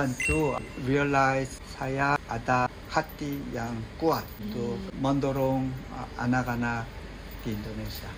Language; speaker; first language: Indonesian; non-native, learner; Korean